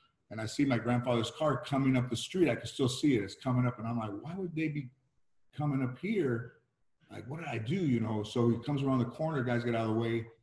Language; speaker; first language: English; early bilingual, other home language; Spanish